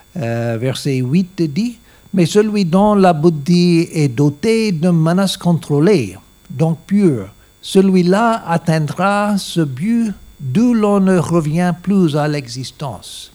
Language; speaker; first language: French; non-native, learner; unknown